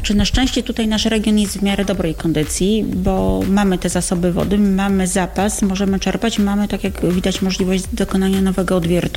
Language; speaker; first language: Polish; native; Polish